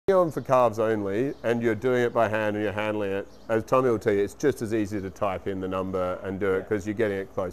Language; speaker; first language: English; native; English